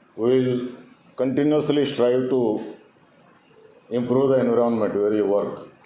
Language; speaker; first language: English; non-native, local second language; Telugu